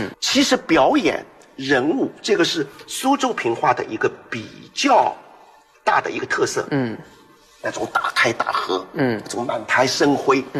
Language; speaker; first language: Chinese; non-native, local second language; Wu Chinese